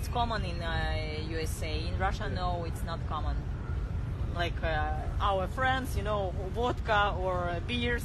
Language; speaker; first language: English; non-native, learner; Russian